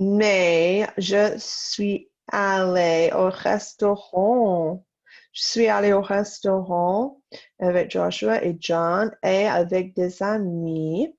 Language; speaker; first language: French; non-native, fluent; English